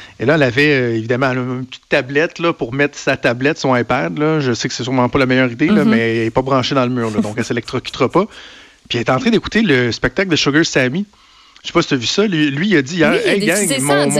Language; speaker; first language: French; native; French